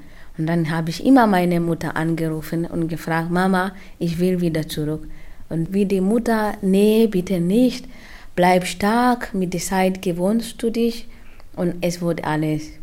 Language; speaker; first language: German; non-native, learner; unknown